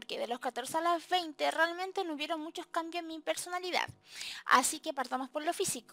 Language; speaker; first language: Spanish; native; Spanish